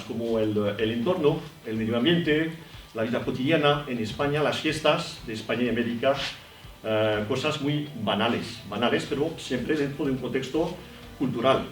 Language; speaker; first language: Spanish; non-native, fluent; French